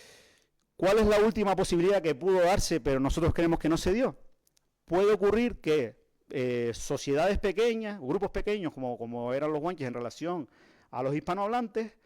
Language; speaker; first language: Spanish; native; Spanish